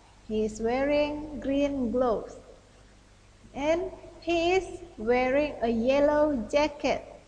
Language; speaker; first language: English; non-native, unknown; Indonesian